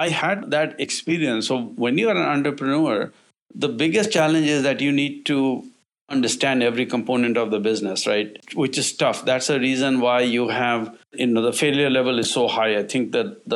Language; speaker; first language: English; non-native, local second language; Hindi